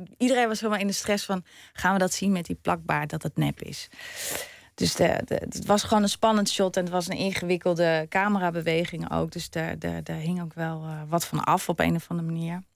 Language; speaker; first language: Dutch; early bilingual, other home language; German